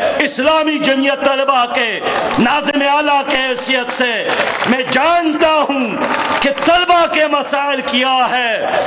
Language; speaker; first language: Urdu; non-native, local second language; Pashto